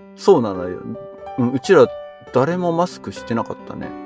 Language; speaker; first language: Japanese; native; Japanese